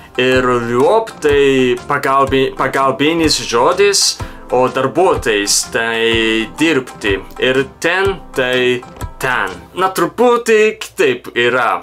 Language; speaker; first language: Lithuanian; non-native, fluent; Japanese